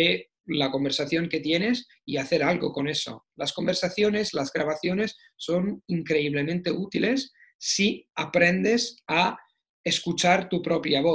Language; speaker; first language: Spanish; non-native, fluent; Italian